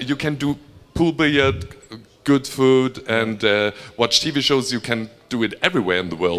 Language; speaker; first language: English; non-native, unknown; German